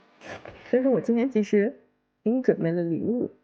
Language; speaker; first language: Chinese; native; Chinese